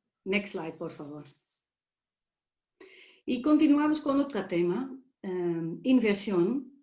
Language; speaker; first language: Spanish; non-native, fluent; Dutch